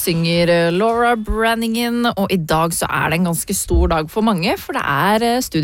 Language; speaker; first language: Norwegian; native; Norwegian